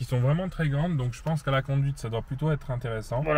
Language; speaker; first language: French; native; French